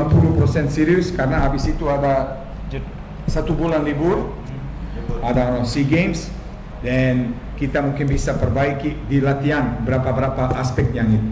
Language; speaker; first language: Indonesian; non-native, fluent; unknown